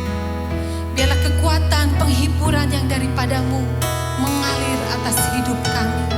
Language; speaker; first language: Indonesian; native; Indonesian